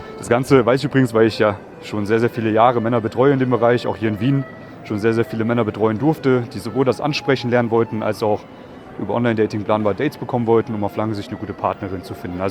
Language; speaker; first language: German; native; German